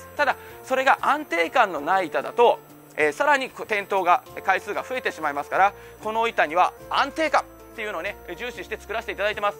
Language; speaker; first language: Japanese; native; Japanese